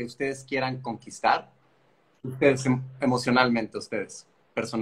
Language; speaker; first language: Spanish; native; Spanish